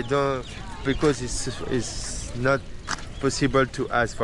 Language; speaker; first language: English; non-native, learner; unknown